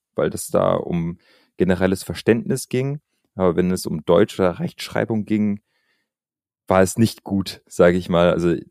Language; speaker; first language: German; early bilingual, other home language; Albanian